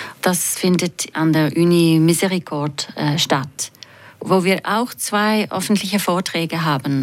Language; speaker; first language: German; non-native, fluent; English